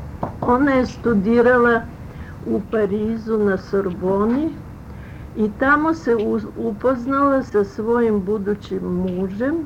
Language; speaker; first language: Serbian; early bilingual, other home language; Russian